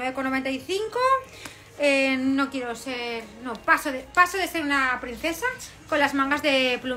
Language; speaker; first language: Spanish; native; Spanish